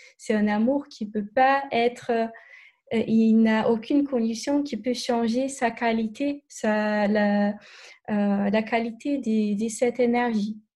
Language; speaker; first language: French; non-native, fluent; Portuguese